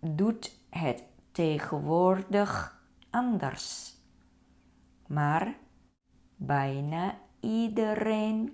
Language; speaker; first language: Dutch; non-native, fluent; Thai